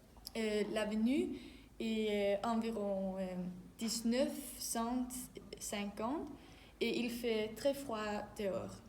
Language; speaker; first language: French; non-native, learner; Danish